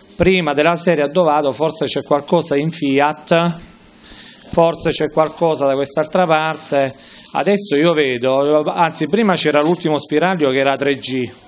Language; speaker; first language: Italian; native; Italian